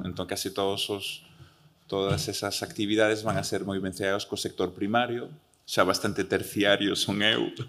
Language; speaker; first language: Galician; early bilingual, heritage; Galician